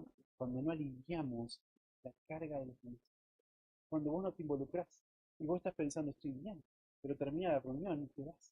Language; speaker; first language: Spanish; native; Spanish